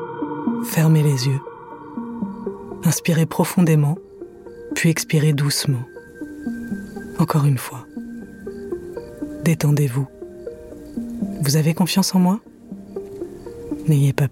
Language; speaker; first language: French; native; French